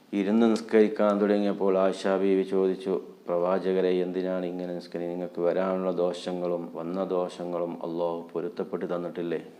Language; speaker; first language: Malayalam; native; Malayalam